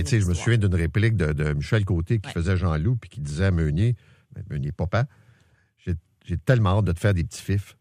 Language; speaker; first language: French; native; French